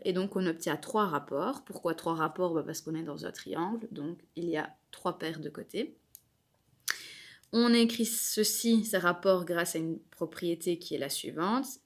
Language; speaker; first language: French; native; French